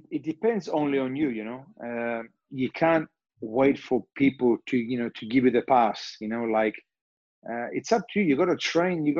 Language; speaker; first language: English; native; English